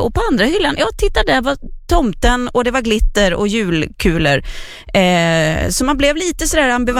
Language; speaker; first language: Swedish; native; Swedish